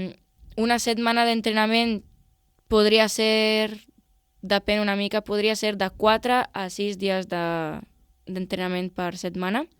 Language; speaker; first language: Catalan; non-native, local second language; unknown